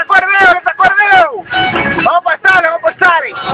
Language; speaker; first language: Spanish; native; Spanish